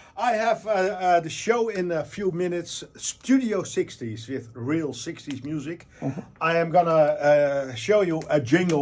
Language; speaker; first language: English; non-native, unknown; Dutch